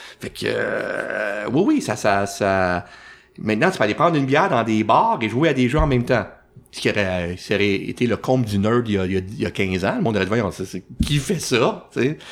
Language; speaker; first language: French; native; French